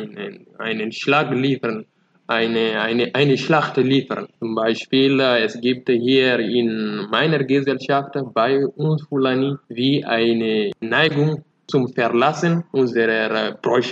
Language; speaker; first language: German; non-native, fluent; Fula